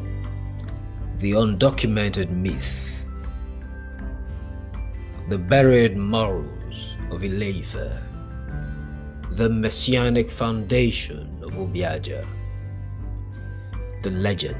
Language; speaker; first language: English; non-native, local second language; Esan